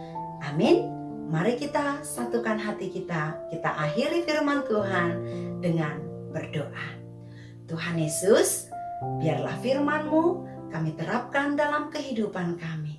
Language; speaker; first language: Indonesian; native; Indonesian